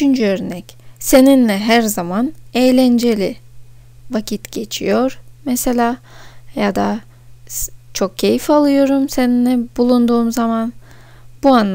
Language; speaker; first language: Turkish; non-native, fluent; Russian